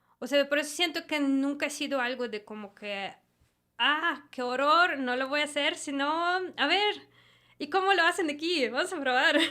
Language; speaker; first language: Spanish; non-native, fluent; Russian